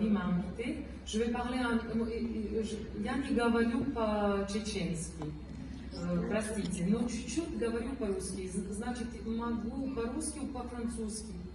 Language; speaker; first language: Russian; non-native, learner; French